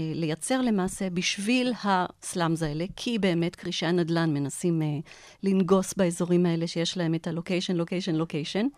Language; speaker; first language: Hebrew; non-native, fluent; Arabic